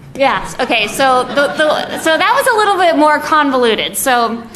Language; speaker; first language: English; native; English